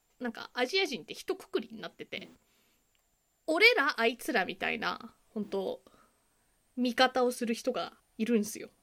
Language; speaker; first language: Japanese; native; Japanese